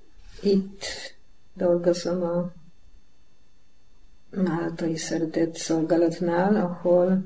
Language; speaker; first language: Hungarian; non-native, learner; Polish